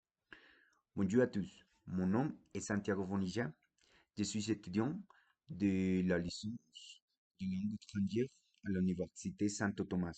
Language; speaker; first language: French; non-native, fluent; Spanish